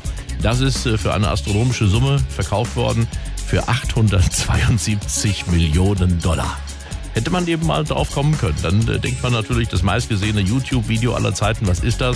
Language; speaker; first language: German; native; German